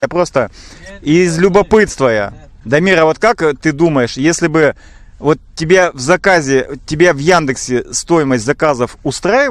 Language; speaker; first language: Russian; native; Russian